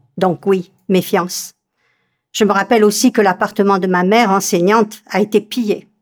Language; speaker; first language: French; native; French